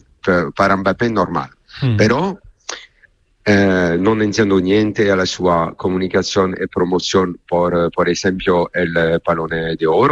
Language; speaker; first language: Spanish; non-native, learner; French